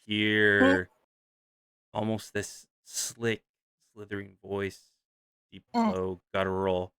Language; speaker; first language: English; native; English